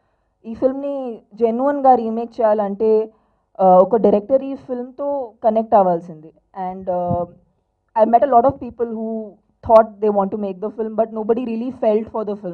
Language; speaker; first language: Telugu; non-native, fluent; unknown